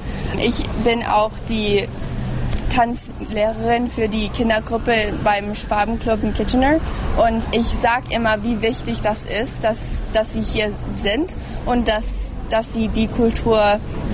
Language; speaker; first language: German; early bilingual, heritage; German